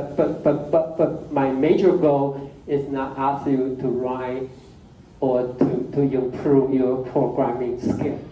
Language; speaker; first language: English; non-native, fluent; Chinese